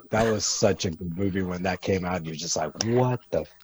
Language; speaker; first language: English; native; English